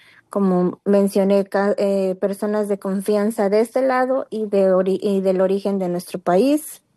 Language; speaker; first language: Spanish; native; Spanish